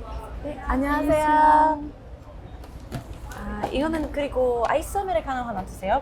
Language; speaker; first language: Korean; non-native, learner; English